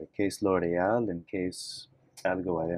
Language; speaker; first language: Spanish; non-native, fluent; English